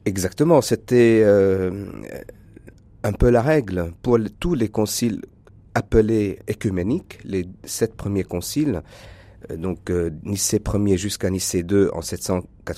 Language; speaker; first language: French; non-native, local second language; Arabic